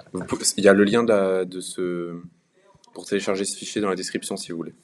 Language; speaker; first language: French; native; French